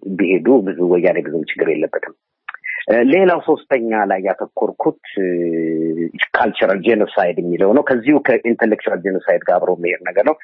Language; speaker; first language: Amharic; native; Amharic